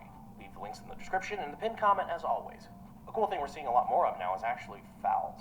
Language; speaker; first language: English; native; English